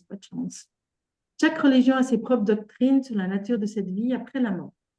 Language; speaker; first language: French; native; French